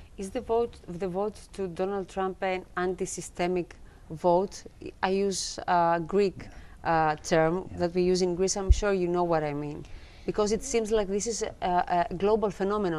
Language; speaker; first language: English; non-native, fluent; Greek